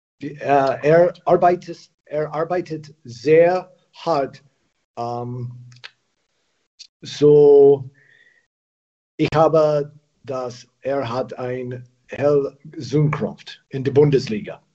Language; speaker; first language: German; non-native, learner; English